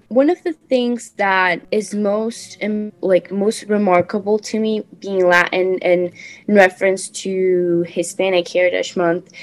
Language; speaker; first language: English; non-native, fluent; Portuguese